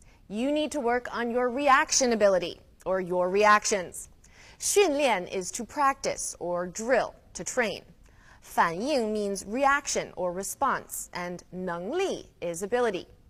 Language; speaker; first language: English; native; English